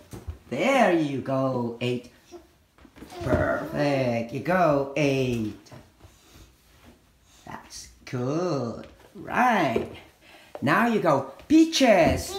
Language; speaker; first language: English; non-native, fluent; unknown